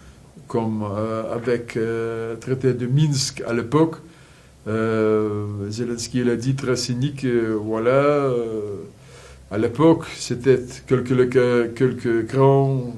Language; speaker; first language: French; non-native, fluent; Russian